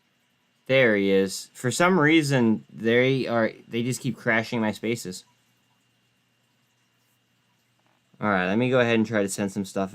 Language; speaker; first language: English; native; English